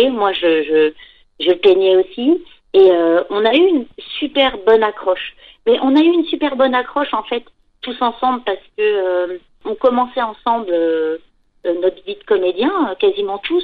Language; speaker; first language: French; native; French